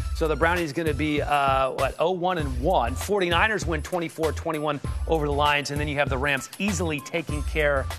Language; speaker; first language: English; native; English